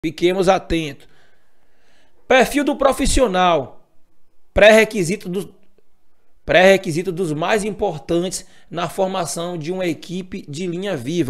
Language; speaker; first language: Portuguese; native; Portuguese